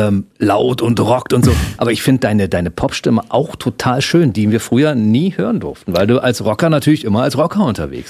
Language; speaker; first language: German; native; German